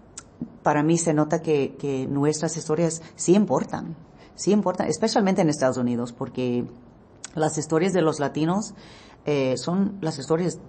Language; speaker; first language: Spanish; early bilingual, heritage; English